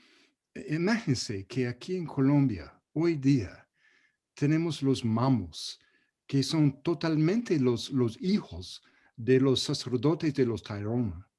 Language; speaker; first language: Spanish; non-native, fluent; English